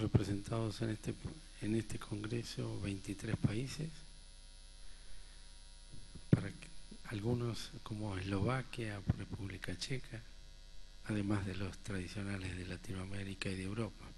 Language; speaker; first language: Spanish; native; Spanish